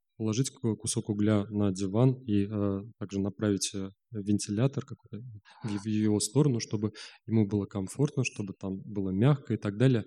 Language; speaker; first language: Russian; native; Russian